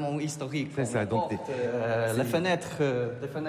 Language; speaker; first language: French; non-native, learner; Polish